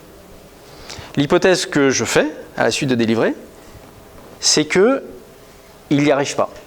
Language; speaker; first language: French; native; French